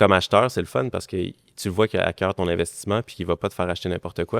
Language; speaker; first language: French; native; French